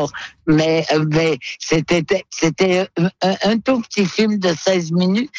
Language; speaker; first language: French; non-native, local second language; Innu-aimun